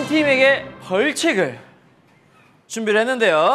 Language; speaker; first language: Korean; native; Korean